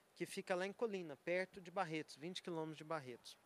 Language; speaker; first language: Portuguese; native; Portuguese